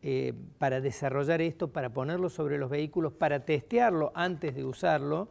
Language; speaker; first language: Spanish; native; Spanish